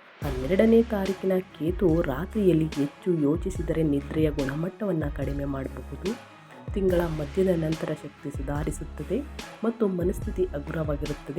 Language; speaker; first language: Kannada; native; Kannada